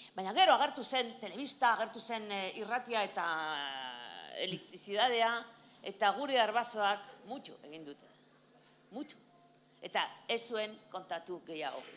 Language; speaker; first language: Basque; non-native, local second language; Spanish